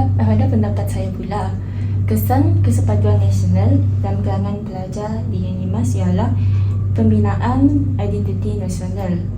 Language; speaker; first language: Malay; native; Malay